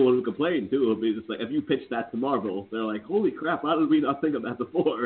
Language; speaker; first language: English; native; English